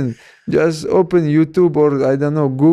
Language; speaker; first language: English; non-native, learner; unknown